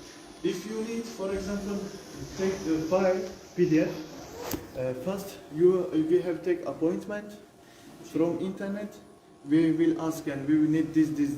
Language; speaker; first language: English; non-native, learner; Turkish